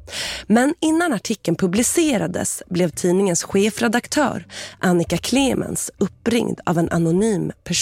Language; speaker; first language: Swedish; native; Swedish